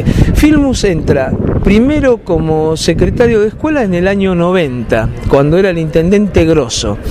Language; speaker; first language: Spanish; native; Spanish